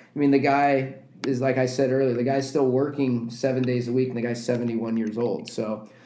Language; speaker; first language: English; native; English